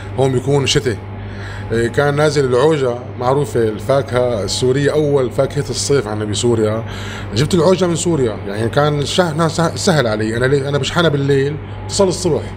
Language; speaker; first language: Arabic; native; Arabic